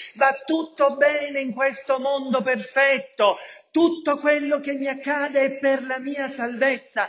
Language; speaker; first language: Italian; native; Italian